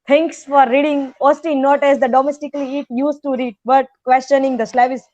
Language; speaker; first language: English; non-native, local second language; Gujarati